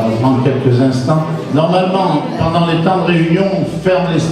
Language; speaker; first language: French; native; French